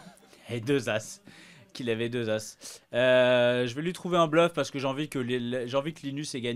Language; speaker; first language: French; native; French